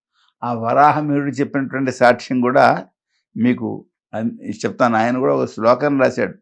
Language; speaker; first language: Telugu; native; Telugu